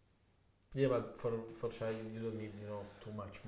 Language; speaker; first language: English; non-native, fluent; Italian